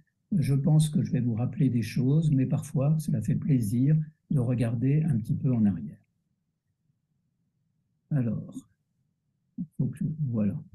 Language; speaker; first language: French; native; French